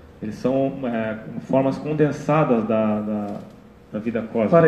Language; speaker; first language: Portuguese; native; Portuguese